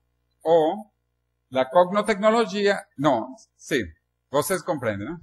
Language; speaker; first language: Spanish; non-native, learner; Portuguese